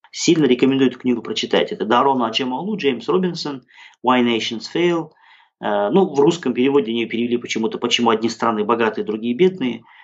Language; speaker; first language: Russian; non-native, local second language; Kazakh